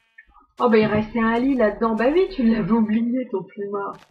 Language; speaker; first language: French; native; French